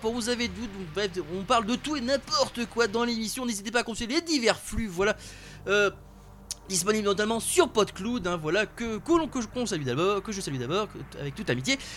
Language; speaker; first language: French; native; French